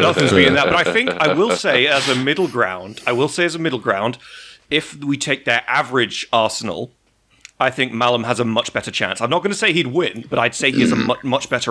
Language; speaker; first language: English; native; English